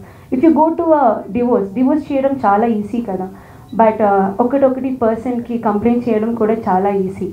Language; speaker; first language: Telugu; non-native, learner; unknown